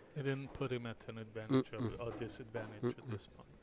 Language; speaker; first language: English; non-native, fluent; Hebrew